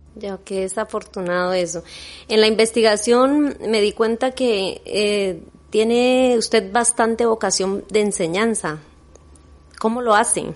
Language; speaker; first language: Spanish; native; Spanish